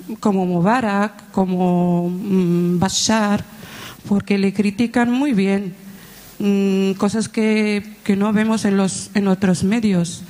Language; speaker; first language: Spanish; non-native, fluent; Arabic